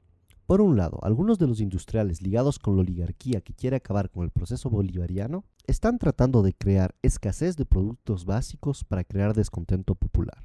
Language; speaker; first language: Spanish; native; Spanish